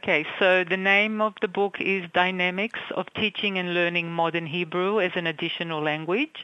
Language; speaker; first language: English; non-native, fluent; Hebrew